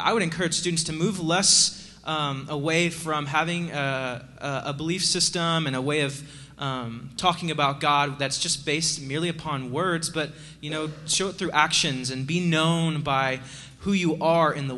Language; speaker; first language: English; native; English